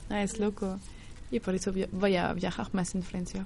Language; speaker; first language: Spanish; non-native, learner; French